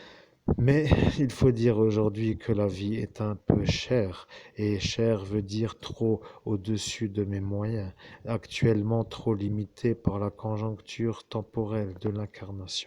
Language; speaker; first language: French; native; French